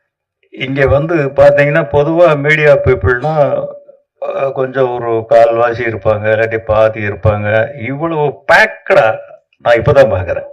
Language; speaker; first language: Tamil; native; Tamil